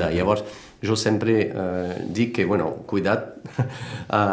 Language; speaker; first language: Catalan; non-native, fluent; French